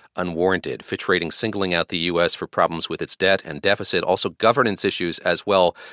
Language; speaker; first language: English; native; English